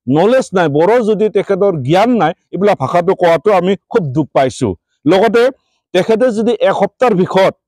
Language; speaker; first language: Assamese; non-native, local second language; Bodo